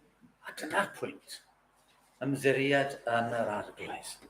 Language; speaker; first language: Welsh; native; Welsh